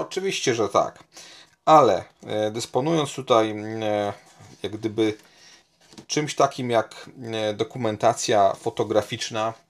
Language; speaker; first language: Polish; native; Polish